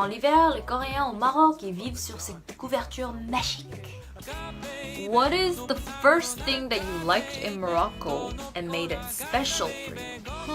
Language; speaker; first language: French; non-native, fluent; Korean